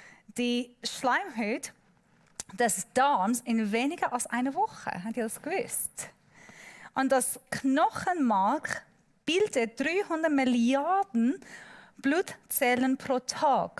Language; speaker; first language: German; non-native, learner; Persian